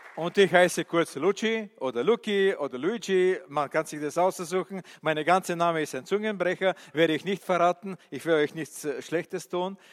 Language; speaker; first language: German; non-native, fluent; Bulgarian